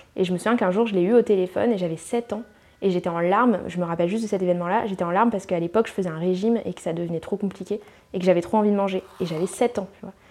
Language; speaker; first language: French; native; French